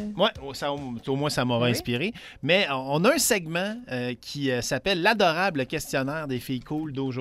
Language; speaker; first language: French; native; French